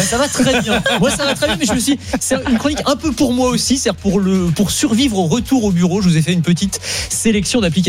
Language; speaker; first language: French; native; French